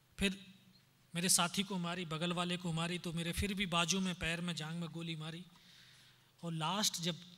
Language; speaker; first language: Hindi; native; Hindi